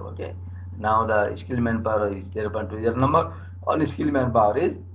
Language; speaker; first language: English; non-native, local second language; Nepali